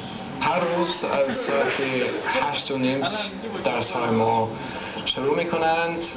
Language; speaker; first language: Persian; non-native, learner; English